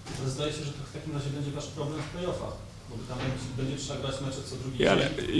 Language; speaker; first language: Polish; native; Polish